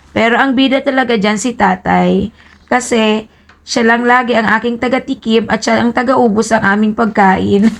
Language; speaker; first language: Filipino; native; Filipino